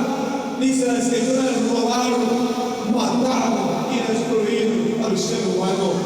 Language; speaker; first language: Spanish; native; Spanish